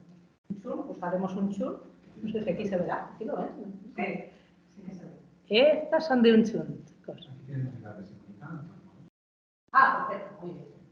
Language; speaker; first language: Spanish; native; Spanish